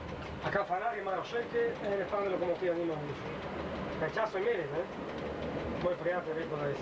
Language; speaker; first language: Slovenian; non-native, learner; Italian